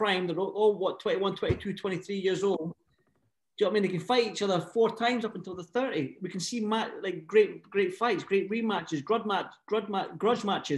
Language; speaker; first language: English; native; English